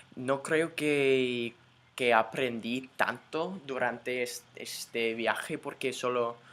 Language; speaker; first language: Spanish; non-native, fluent; English